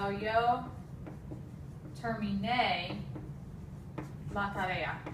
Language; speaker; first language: Spanish; non-native, fluent; English